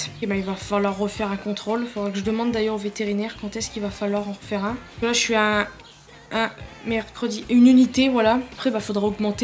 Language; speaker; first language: French; native; French